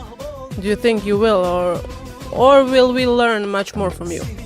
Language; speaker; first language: English; non-native, fluent; Croatian